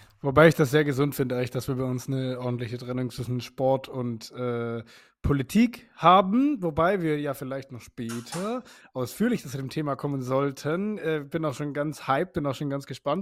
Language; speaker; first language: German; native; German